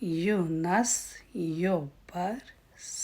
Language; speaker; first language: Swedish; non-native, fluent; Urdu